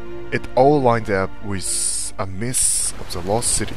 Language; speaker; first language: English; non-native, fluent; Japanese